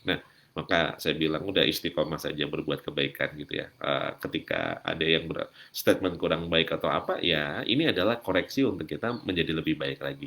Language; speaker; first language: Indonesian; native; Indonesian